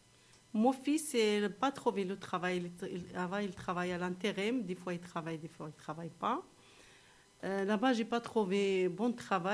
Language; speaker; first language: French; non-native, learner; Arabic